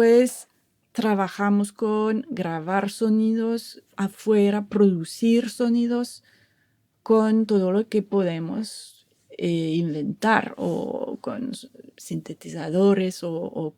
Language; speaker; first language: Spanish; non-native, fluent; French